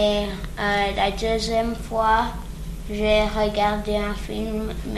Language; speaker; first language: French; early bilingual, other home language; English